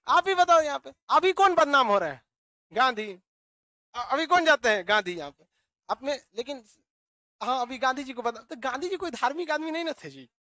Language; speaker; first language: Hindi; native; Hindi